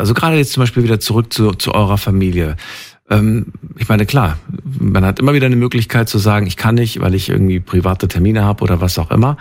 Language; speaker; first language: German; native; German